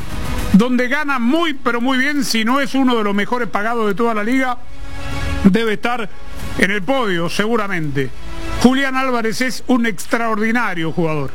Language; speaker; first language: Spanish; native; Spanish